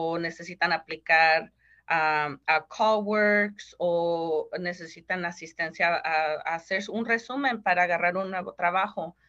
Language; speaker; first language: Spanish; early bilingual, heritage; Spanish